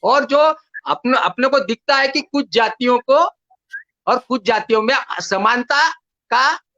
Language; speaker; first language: Hindi; non-native, local second language; Marathi